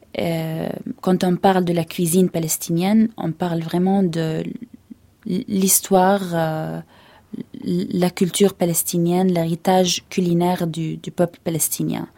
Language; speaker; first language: French; non-native, fluent; Arabic